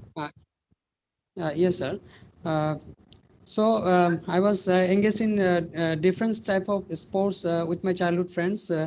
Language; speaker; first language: English; non-native, learner; Bangla